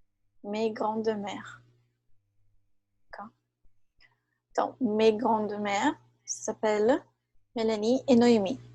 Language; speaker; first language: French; non-native, fluent; Portuguese